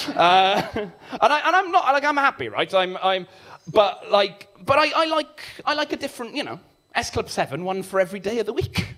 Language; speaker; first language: English; native; English